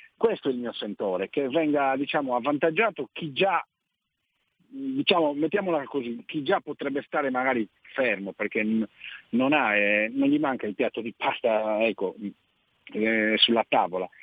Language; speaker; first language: Italian; native; Italian